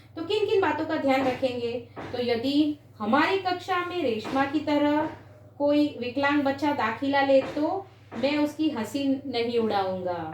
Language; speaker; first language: Hindi; non-native, local second language; Gujarati